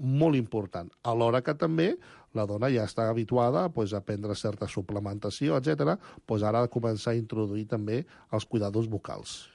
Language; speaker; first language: Catalan; early bilingual, other home language; Spanish